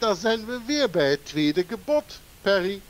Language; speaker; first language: Dutch; non-native, fluent; German